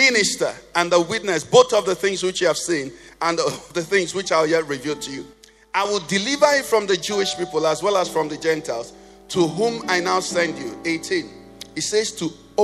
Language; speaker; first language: English; non-native, local second language; Igbo